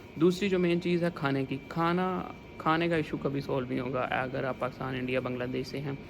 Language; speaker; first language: Urdu; non-native, local second language; Punjabi